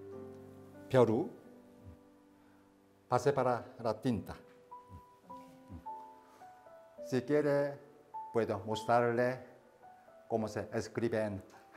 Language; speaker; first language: Spanish; non-native, fluent; Korean